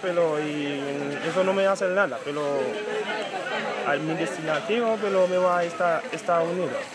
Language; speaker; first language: Spanish; non-native, learner; Haitian Creole